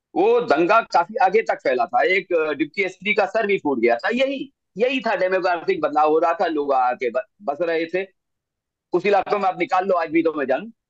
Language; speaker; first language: Hindi; native; Hindi